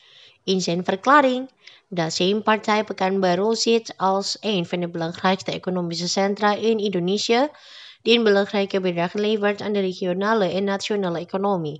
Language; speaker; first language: Dutch; non-native, fluent; Indonesian